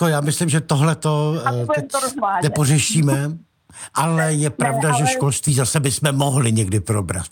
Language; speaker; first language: Czech; native; Czech